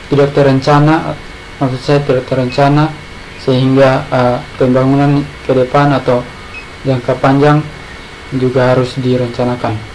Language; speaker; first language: Indonesian; native; Indonesian